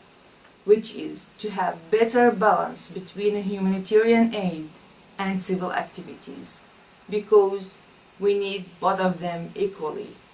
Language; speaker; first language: English; non-native, fluent; Arabic